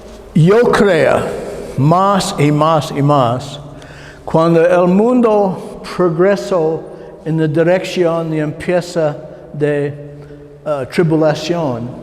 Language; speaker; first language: Spanish; non-native, learner; English